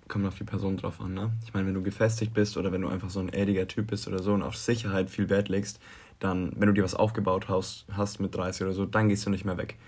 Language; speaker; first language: German; native; German